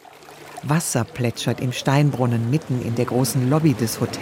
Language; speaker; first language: German; native; German